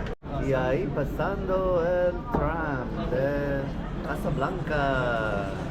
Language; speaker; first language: Spanish; non-native, fluent; English